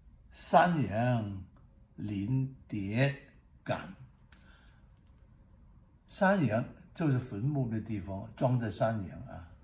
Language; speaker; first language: Chinese; non-native, local second language; Cantonese